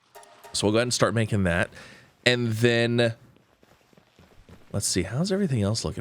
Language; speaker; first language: English; native; English